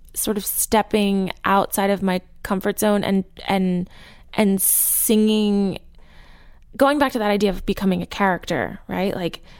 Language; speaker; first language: English; native; English